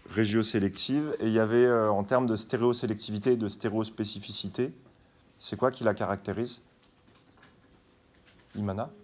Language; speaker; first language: French; native; French